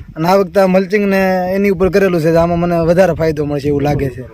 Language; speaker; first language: Gujarati; native; Gujarati